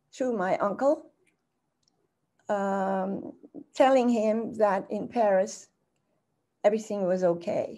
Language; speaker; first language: English; early bilingual, other home language; German